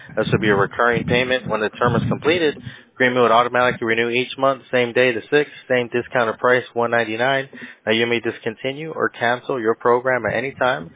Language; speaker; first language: English; early bilingual, other home language; Spanish